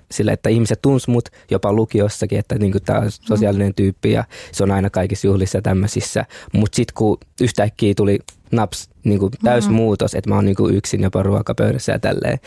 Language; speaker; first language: Finnish; early bilingual, other home language; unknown